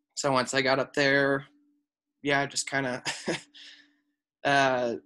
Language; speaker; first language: English; native; English